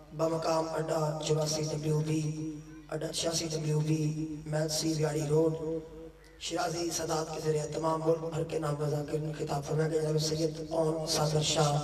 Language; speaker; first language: Urdu; non-native, local second language; Punjabi